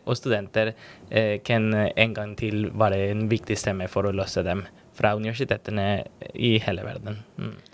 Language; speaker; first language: Norwegian; non-native, fluent; Spanish